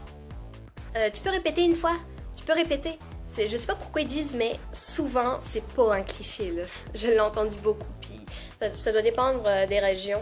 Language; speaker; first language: French; native; French